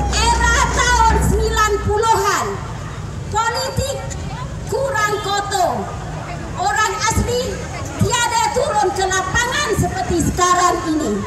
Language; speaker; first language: Malay; non-native, local second language; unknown